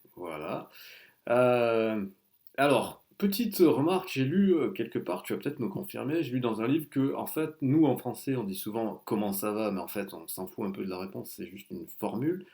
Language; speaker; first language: French; native; French